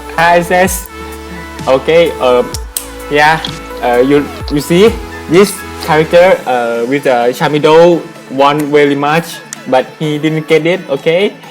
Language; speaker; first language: English; non-native, learner; Thai